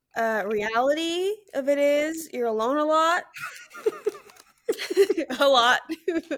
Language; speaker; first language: English; native; English